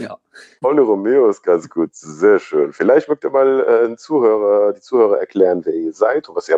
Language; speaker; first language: German; native; German